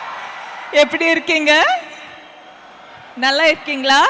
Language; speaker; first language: Tamil; non-native, fluent; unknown